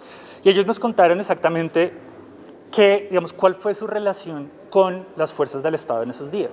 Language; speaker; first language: Spanish; native; Spanish